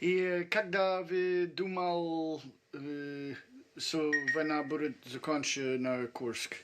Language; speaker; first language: Russian; non-native, learner; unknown